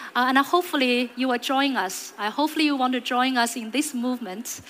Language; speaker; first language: English; non-native, fluent; Chinese